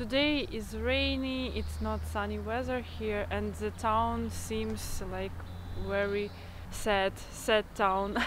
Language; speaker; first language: English; non-native, fluent; Ukrainian